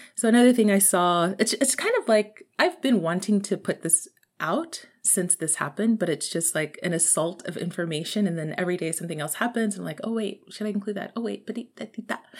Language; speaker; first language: English; native; English